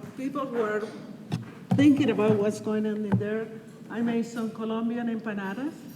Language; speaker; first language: English; non-native, fluent; Spanish